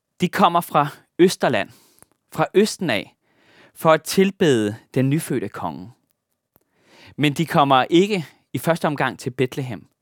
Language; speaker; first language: Danish; native; Danish